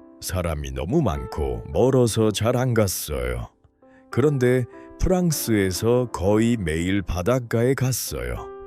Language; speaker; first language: Korean; non-native, learner; Uzbek